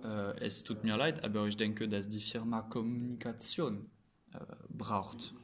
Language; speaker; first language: German; non-native, learner; French